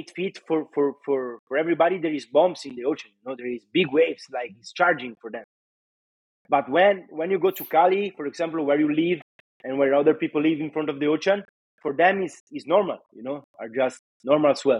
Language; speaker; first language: English; non-native, fluent; Italian